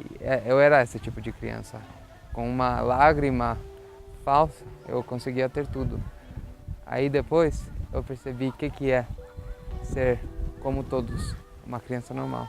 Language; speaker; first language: Portuguese; non-native, fluent; Albanian